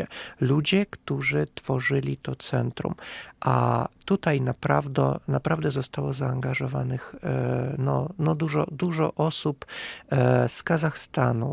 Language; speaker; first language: Polish; non-native, fluent; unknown